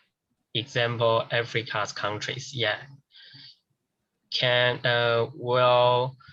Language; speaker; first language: English; non-native, learner; Chinese